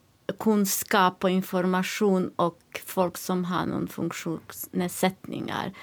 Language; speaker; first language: Swedish; non-native, learner; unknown